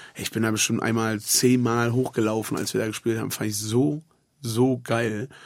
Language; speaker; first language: German; native; German